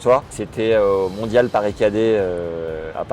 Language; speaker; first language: French; native; French